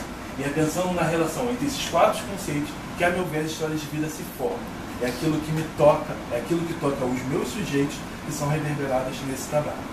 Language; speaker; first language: Portuguese; native; Portuguese